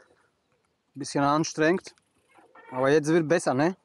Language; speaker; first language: German; non-native, learner; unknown